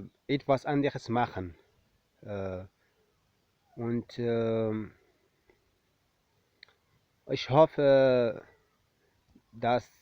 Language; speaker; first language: German; non-native, learner; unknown